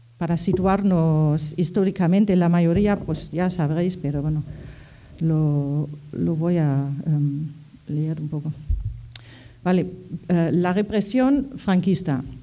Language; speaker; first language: Spanish; non-native, fluent; German